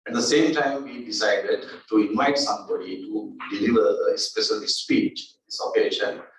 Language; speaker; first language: English; non-native, local second language; Sinhala